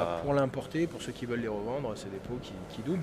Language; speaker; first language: French; native; French